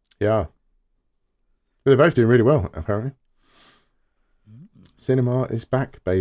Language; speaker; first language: English; native; English